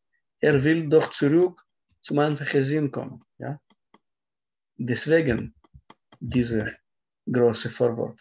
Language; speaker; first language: German; non-native, fluent; Russian